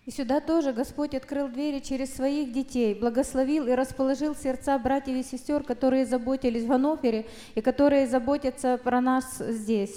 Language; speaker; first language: Russian; native; Russian